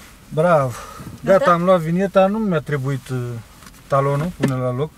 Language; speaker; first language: Romanian; native; Romanian